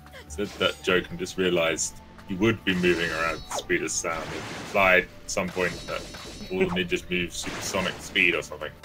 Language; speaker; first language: English; native; English